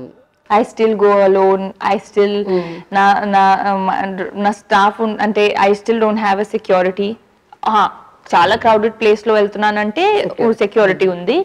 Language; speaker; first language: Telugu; non-native, learner; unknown